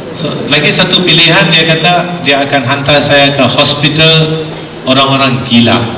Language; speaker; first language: Malay; non-native, local second language; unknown